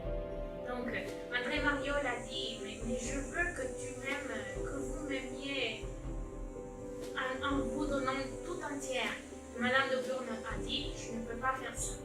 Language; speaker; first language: French; non-native, learner; Spanish